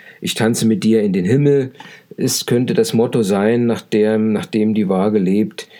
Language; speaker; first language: German; native; German